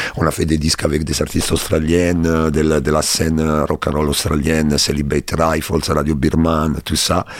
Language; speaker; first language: French; non-native, learner; Italian